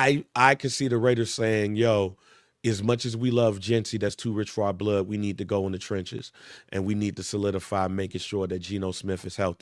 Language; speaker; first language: English; native; English